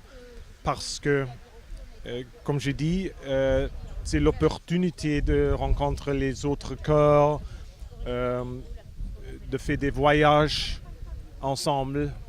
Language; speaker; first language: French; non-native, fluent; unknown